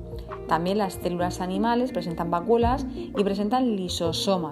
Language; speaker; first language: Spanish; native; Spanish